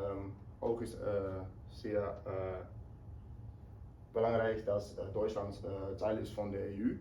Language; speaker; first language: German; non-native, learner; Dutch